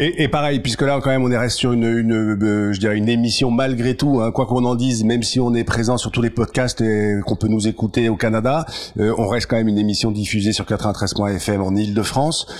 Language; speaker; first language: French; native; French